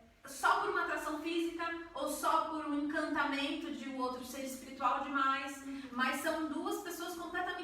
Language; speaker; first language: Portuguese; native; Portuguese